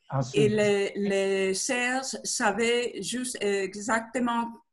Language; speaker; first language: French; non-native, learner; Spanish